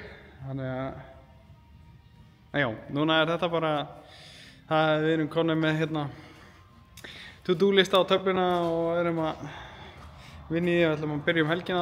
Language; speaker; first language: Icelandic; native; Icelandic